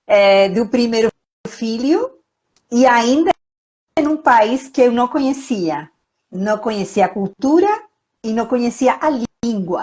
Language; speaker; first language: Portuguese; non-native, fluent; Spanish